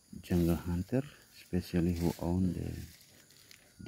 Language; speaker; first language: English; non-native, learner; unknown